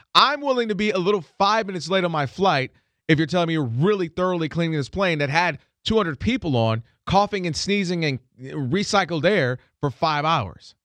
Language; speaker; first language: English; native; English